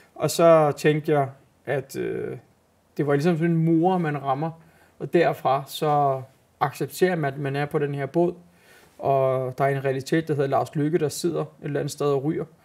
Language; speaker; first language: Danish; early bilingual, other home language; Turkish